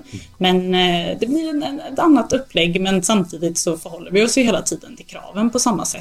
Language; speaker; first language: Swedish; native; Swedish